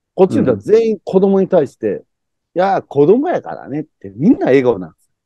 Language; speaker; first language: Japanese; native; Japanese